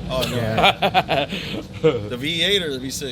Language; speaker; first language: English; native; English